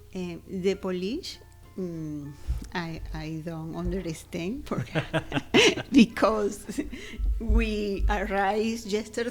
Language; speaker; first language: English; non-native, learner; Spanish